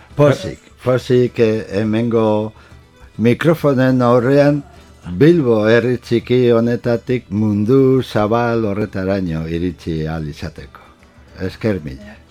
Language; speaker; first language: Basque; non-native, local second language; Spanish